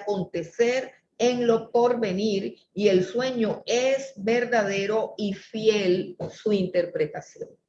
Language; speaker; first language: Spanish; native; Spanish